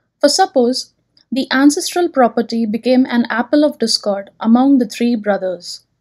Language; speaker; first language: English; non-native, local second language; Telugu